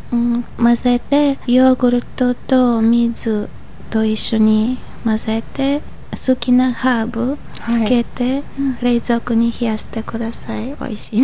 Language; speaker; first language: Japanese; non-native, fluent; Bulgarian